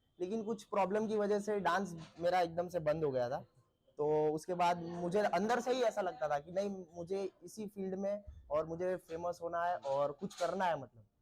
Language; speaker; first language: Hindi; non-native, local second language; Marathi